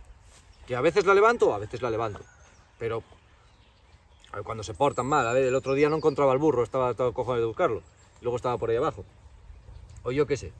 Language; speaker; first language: Spanish; native; Spanish